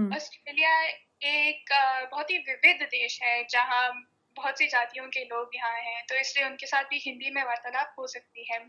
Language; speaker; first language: Hindi; early bilingual, heritage; Punjabi